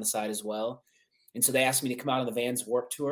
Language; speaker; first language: English; native; English